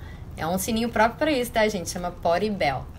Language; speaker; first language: Portuguese; native; Portuguese